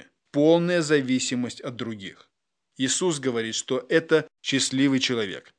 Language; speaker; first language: Russian; native; Russian